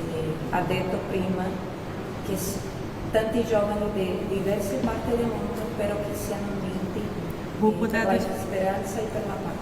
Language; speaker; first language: Italian; non-native, fluent; Portuguese